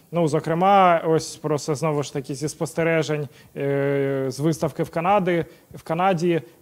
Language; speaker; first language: Ukrainian; non-native, local second language; Russian